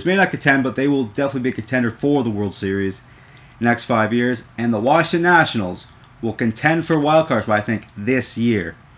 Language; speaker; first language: English; native; English